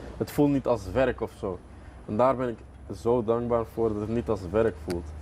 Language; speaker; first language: Dutch; early bilingual, other home language; Arabic